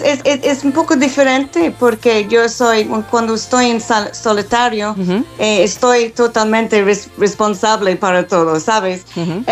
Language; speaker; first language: Spanish; non-native, fluent; English